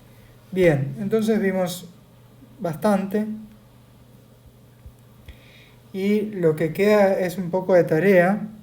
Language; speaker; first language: Spanish; native; Spanish